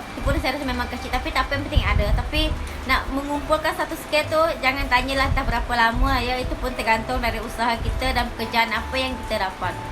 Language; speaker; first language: Malay; native; Malay